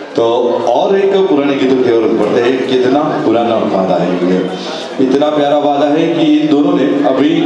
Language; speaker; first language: Hindi; non-native, local second language; Marathi